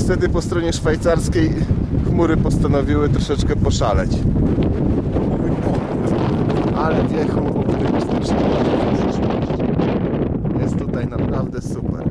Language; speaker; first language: Polish; native; Polish